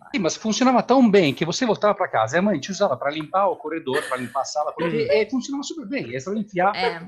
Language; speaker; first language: Portuguese; non-native, fluent; Italian